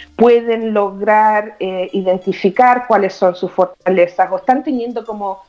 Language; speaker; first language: Spanish; native; Spanish